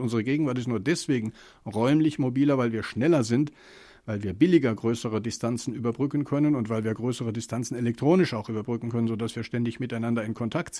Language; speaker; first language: German; native; German